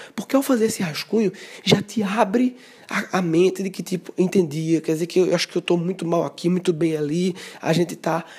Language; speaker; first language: Portuguese; native; Portuguese